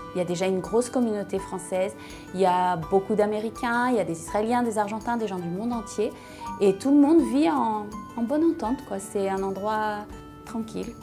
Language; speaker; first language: French; native; French